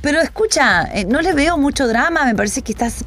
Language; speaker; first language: Spanish; native; Spanish